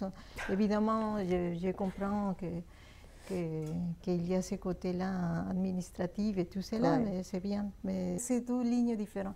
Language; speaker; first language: French; non-native, fluent; Spanish